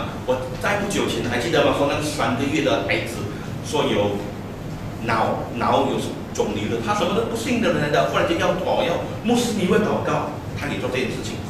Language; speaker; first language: Chinese; native; Chinese